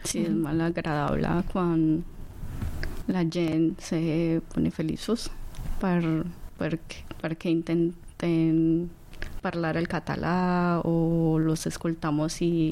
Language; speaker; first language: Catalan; non-native, learner; Spanish